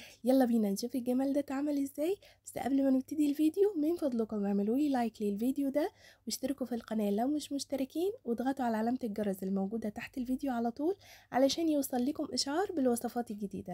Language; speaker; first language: Arabic; native; Arabic